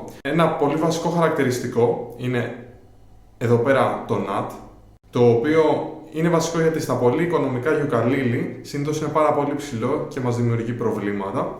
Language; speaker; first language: Greek; native; Greek